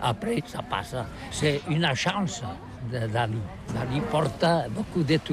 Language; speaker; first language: French; non-native, learner; Catalan